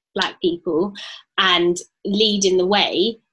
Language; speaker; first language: English; native; English